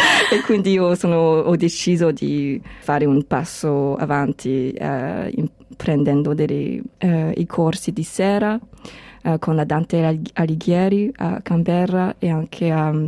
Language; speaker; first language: Italian; non-native, fluent; English